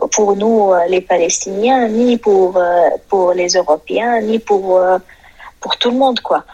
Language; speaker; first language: French; non-native, fluent; Arabic